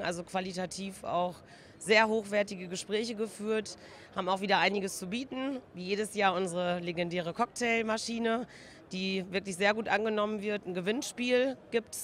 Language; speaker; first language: German; native; German